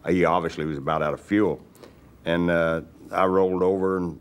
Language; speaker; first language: English; native; English